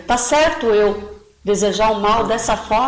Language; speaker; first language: Portuguese; native; Portuguese